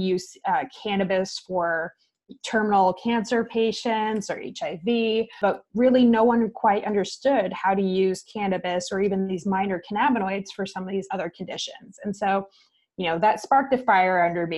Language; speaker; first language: English; native; English